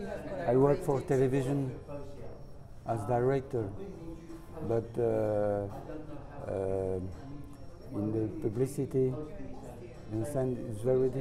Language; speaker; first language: English; non-native, learner; French